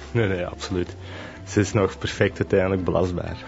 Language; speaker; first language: Dutch; native; Dutch